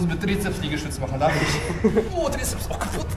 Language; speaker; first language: German; native; German